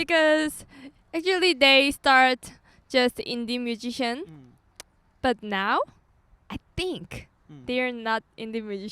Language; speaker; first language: English; non-native, learner; Korean